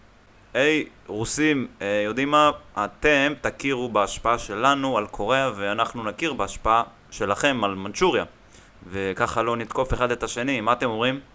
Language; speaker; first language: Hebrew; native; Hebrew